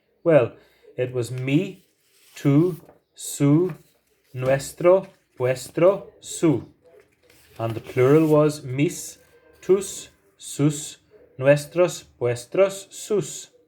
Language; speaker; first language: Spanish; non-native, fluent; English